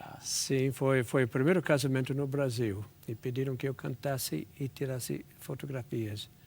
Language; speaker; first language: Portuguese; non-native, fluent; English